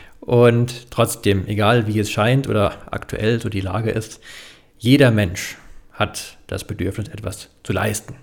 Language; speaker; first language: German; native; German